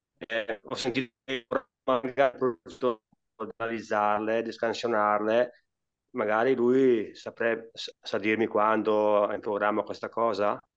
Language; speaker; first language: Italian; native; Italian